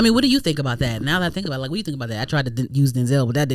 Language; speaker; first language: English; native; English